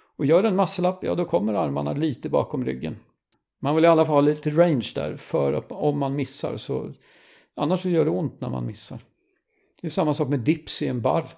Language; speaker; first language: Swedish; native; Swedish